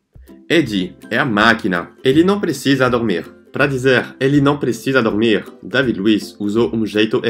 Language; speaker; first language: Portuguese; non-native, fluent; French